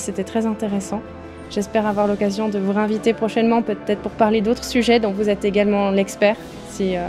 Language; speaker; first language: French; native; French